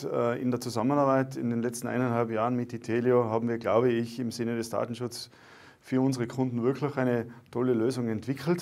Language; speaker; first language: German; native; German